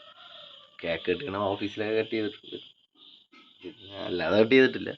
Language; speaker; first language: Malayalam; native; Malayalam